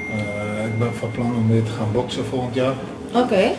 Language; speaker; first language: Dutch; native; Dutch